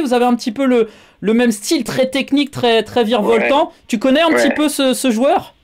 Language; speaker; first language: French; native; French